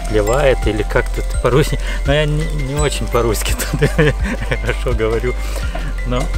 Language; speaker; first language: Russian; non-native, fluent; Lithuanian